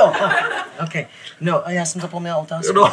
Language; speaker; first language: Czech; non-native, fluent; English